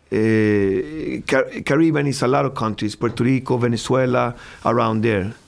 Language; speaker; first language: Swedish; native; Swedish